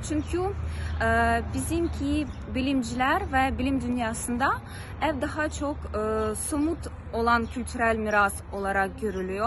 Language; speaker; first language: Turkish; non-native, fluent; Ukrainian